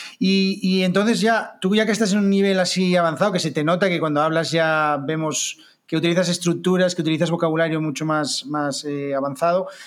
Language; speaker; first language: Spanish; native; Spanish